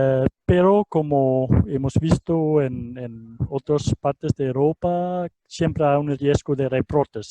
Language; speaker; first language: Spanish; non-native, fluent; Danish